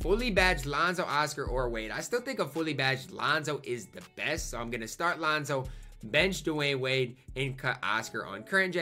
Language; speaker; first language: English; native; English